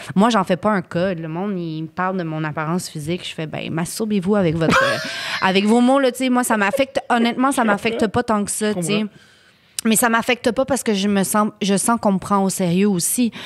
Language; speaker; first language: French; native; French